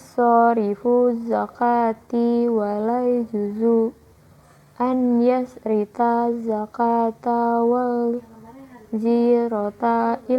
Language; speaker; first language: Arabic; non-native, learner; Indonesian